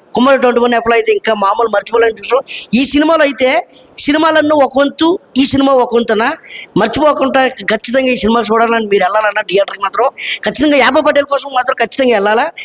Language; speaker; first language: Telugu; native; Telugu